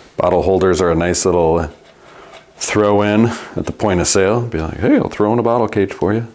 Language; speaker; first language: English; native; English